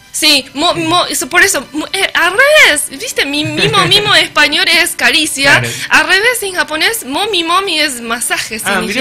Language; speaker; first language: Spanish; non-native, learner; Japanese